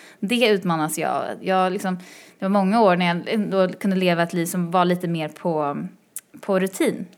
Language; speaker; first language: Swedish; early bilingual, other home language; Chinese